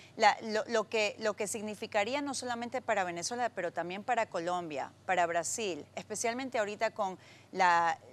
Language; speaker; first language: Spanish; native; Spanish